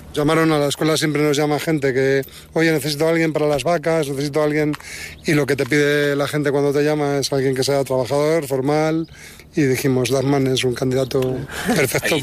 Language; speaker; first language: Spanish; native; Spanish